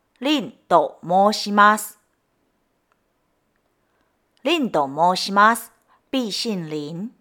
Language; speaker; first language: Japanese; non-native, fluent; Chinese